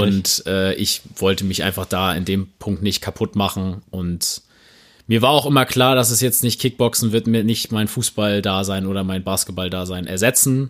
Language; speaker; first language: German; native; German